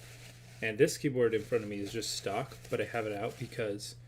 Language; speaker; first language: English; native; English